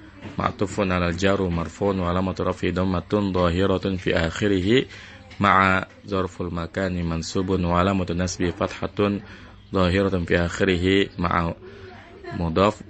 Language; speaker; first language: Arabic; non-native, fluent; Indonesian